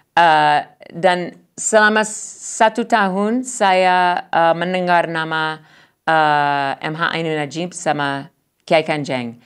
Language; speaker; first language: Indonesian; non-native, learner; English